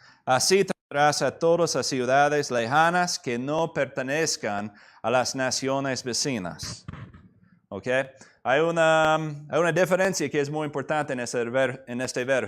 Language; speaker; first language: Spanish; non-native, fluent; English